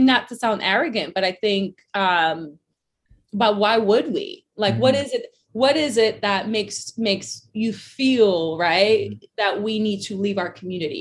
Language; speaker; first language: English; early bilingual, other home language; Spanish